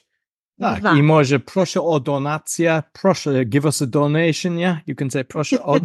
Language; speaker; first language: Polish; non-native, learner; English